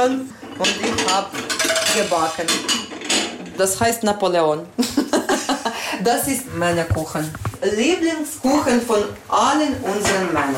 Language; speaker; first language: German; non-native, fluent; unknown